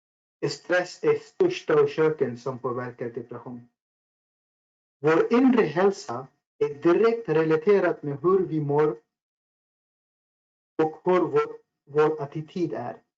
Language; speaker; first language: Swedish; non-native, fluent; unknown